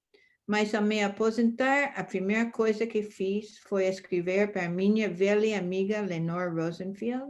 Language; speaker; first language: Portuguese; non-native, fluent; English